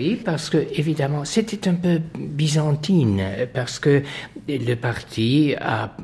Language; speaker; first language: French; non-native, fluent; Hungarian